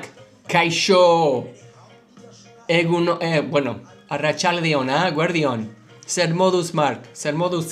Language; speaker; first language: Basque; non-native, learner; English